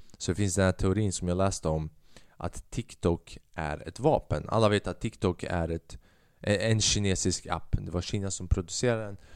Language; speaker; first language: Swedish; early bilingual, other home language; Albanian